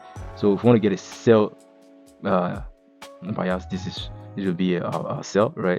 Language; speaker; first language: English; native; English